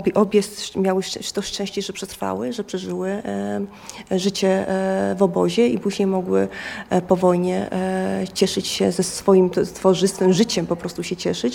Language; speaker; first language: Polish; native; Polish